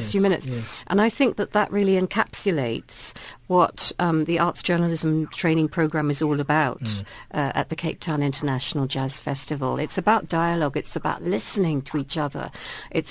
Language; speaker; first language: English; native; English